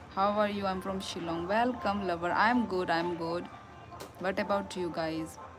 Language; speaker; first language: Hindi; non-native, local second language; Kok Borok